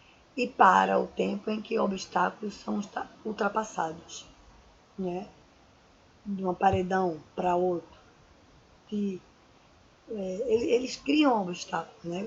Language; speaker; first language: Portuguese; native; Portuguese